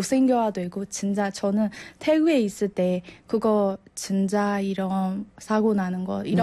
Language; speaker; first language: Korean; non-native, learner; Burmese